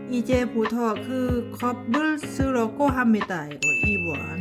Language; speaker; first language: Korean; non-native, learner; Lao